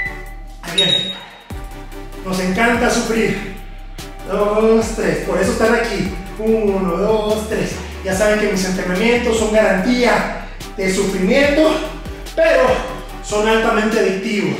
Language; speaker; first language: Spanish; native; Spanish